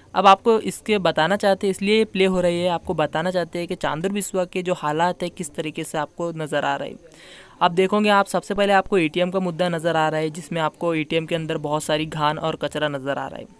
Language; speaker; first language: Hindi; non-native, local second language; Urdu